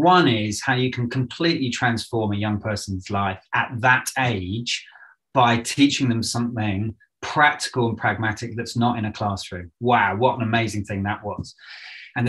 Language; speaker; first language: English; native; English